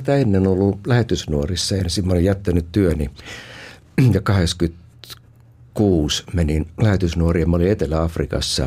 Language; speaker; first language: Finnish; native; Finnish